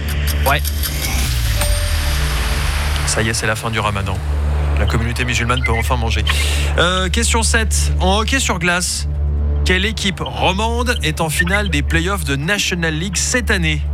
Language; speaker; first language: French; native; French